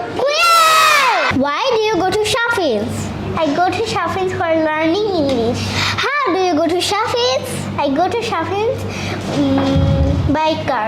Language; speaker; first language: English; non-native, learner; Bangla